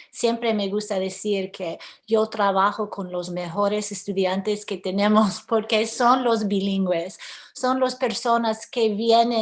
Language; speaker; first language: Spanish; early bilingual, heritage; English